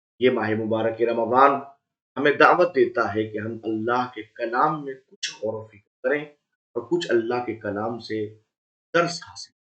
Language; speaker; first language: Urdu; native; Urdu